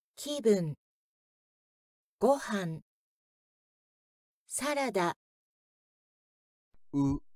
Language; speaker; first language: Japanese; non-native, learner; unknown